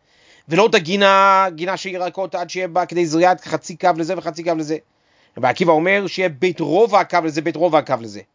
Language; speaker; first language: Hebrew; native; Hebrew